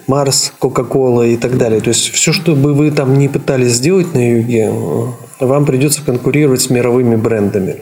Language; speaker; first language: Russian; native; Russian